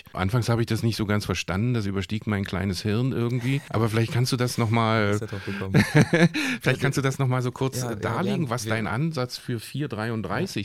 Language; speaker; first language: German; native; German